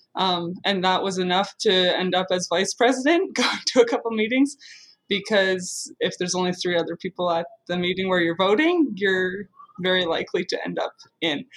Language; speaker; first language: English; native; English